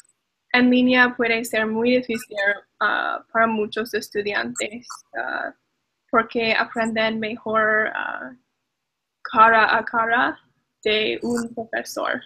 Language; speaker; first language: Spanish; non-native, learner; English